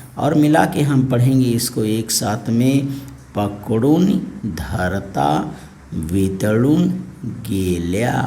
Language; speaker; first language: Hindi; native; Hindi